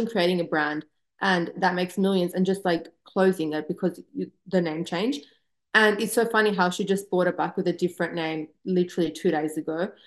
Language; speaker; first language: English; native; English